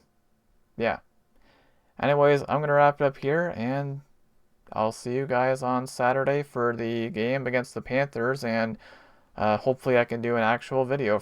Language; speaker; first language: English; native; English